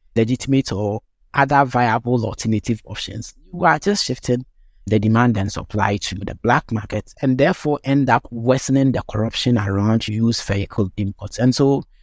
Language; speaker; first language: English; non-native, local second language; Akan